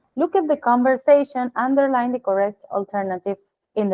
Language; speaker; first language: English; non-native, fluent; Spanish